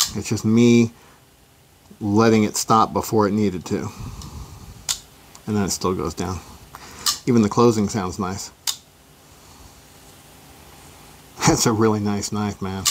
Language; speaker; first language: English; native; English